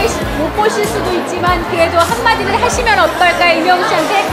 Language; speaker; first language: Korean; native; Korean